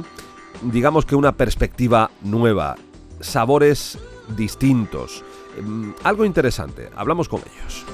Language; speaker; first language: Spanish; native; Spanish